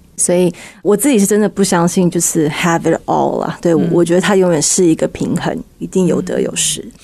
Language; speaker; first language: Chinese; early bilingual, heritage; Chinese